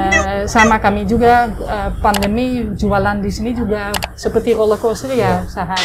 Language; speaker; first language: Indonesian; non-native, fluent; Dutch